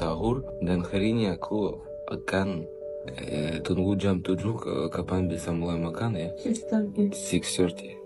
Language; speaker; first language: Indonesian; non-native, learner; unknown